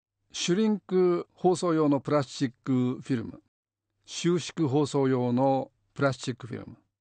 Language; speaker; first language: Japanese; native; Japanese